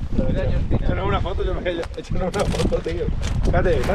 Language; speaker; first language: Spanish; native; Spanish